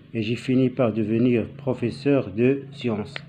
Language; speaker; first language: French; non-native, local second language; Arabic